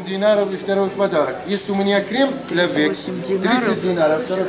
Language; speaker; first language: Russian; non-native, learner; Arabic